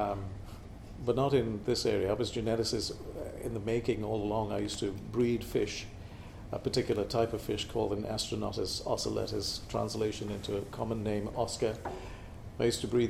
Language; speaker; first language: English; non-native, local second language; Tamil